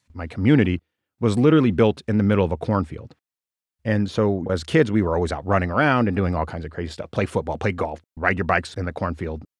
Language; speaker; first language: English; native; English